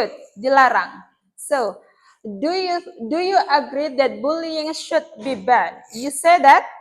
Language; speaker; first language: English; non-native, learner; Indonesian